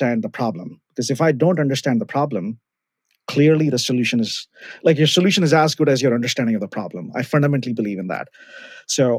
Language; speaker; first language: English; non-native, local second language; Hindi